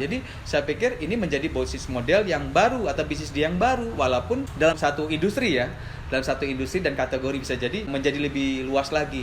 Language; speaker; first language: Indonesian; native; Indonesian